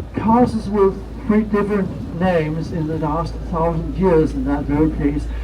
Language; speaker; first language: English; non-native, fluent; Danish